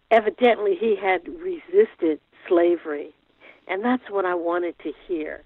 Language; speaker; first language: English; native; English